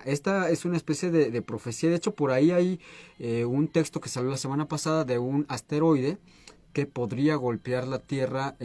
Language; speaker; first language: Spanish; native; Spanish